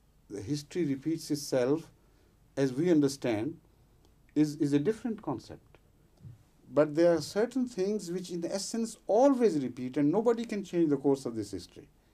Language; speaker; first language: English; non-native, local second language; Punjabi